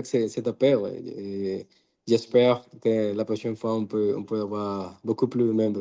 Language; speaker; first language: French; non-native, learner; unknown